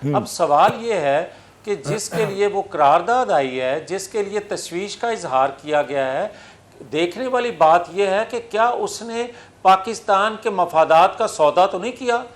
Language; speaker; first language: Urdu; non-native, local second language; Punjabi